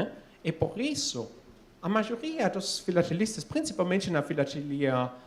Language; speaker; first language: Portuguese; non-native, fluent; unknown